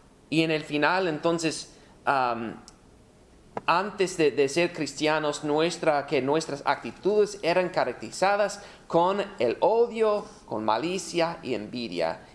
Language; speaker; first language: Spanish; non-native, fluent; English